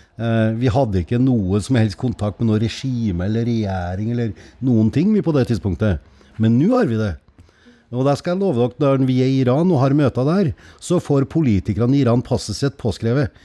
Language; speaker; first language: Norwegian; native; Norwegian